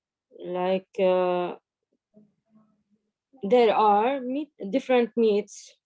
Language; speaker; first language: English; non-native, learner; Arabic